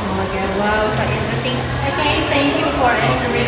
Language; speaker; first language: English; non-native, learner; Indonesian